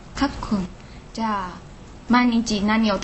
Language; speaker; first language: Japanese; non-native, learner; Chinese